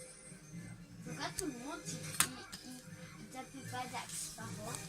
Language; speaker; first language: French; native; French